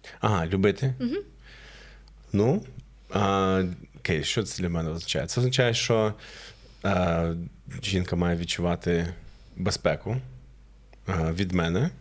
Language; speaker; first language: Ukrainian; non-native, fluent; English